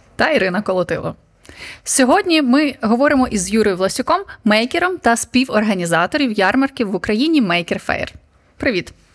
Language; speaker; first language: Ukrainian; native; Ukrainian